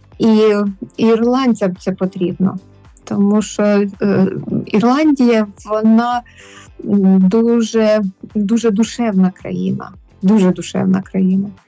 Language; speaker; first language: Ukrainian; native; Ukrainian